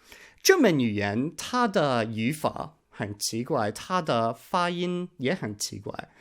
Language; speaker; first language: Chinese; non-native, learner; English